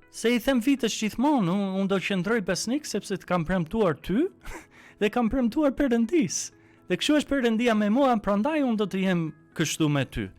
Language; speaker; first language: Albanian; non-native, fluent; English